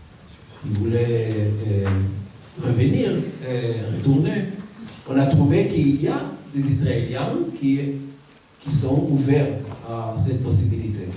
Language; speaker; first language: French; non-native, learner; Hebrew